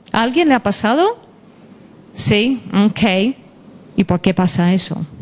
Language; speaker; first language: Spanish; non-native, fluent; English